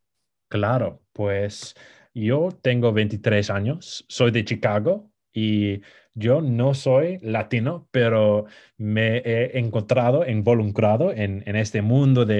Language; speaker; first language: Spanish; non-native, fluent; English